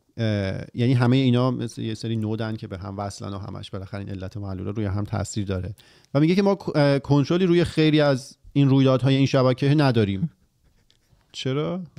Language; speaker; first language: Persian; native; Persian